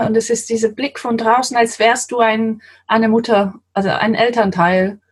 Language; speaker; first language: German; non-native, fluent; English